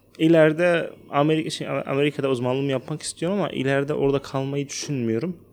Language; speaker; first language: Turkish; non-native, fluent; Arabic